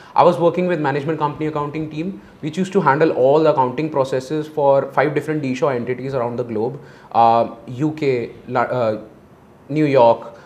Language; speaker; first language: English; non-native, local second language; Hindi